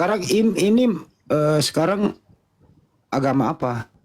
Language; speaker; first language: Indonesian; native; Indonesian